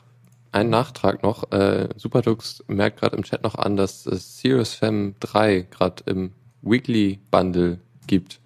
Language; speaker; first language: German; native; German